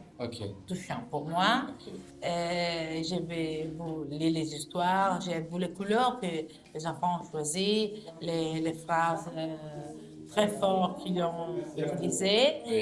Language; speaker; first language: French; non-native, learner; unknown